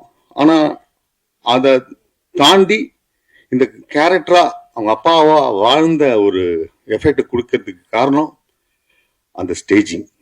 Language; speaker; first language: Tamil; native; Tamil